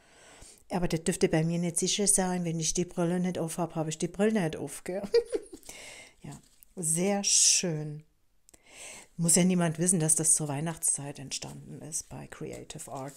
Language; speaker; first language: German; native; German